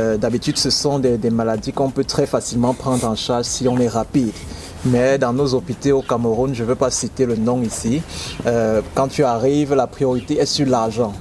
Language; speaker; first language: French; native; French